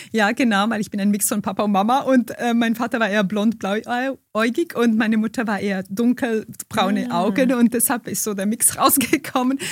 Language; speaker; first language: German; early bilingual, other home language; Romanian